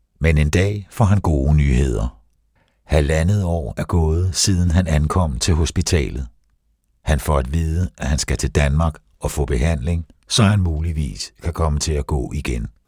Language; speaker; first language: Danish; native; Danish